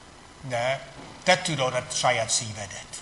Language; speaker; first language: Hungarian; non-native, fluent; English